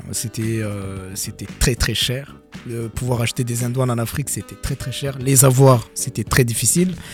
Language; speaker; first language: French; non-native, local second language; Kinyarwanda